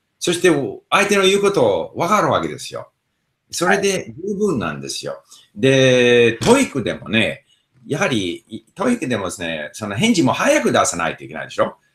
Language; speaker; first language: Japanese; non-native, fluent; English